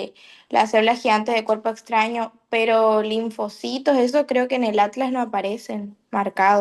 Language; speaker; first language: Spanish; native; Spanish